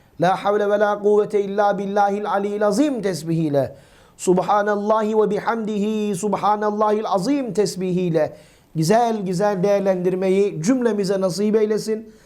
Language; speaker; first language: Turkish; native; Turkish